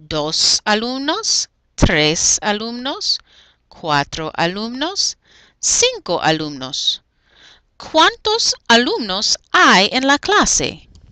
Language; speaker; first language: Spanish; non-native, fluent; English